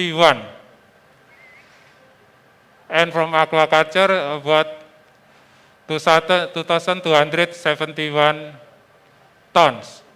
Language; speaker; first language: English; non-native, fluent; Indonesian